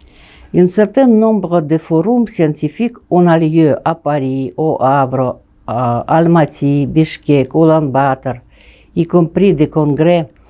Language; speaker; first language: French; non-native, fluent; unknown